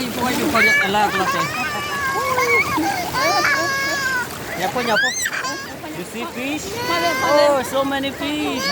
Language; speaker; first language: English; non-native, learner; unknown